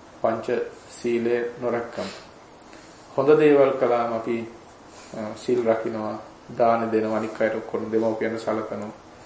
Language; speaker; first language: Sinhala; native; Sinhala